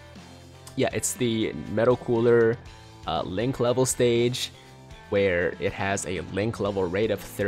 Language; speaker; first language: English; native; English